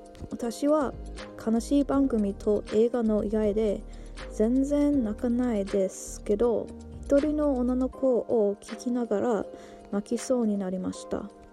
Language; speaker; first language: Japanese; non-native, learner; English